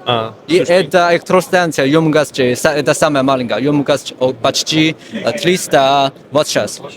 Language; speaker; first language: Russian; non-native, learner; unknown